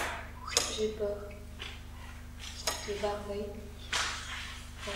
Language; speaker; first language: French; non-native, learner; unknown